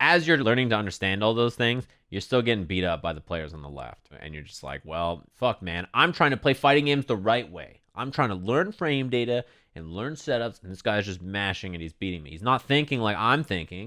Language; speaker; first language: English; native; English